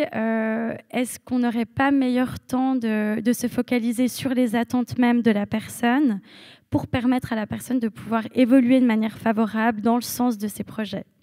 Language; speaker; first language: French; native; French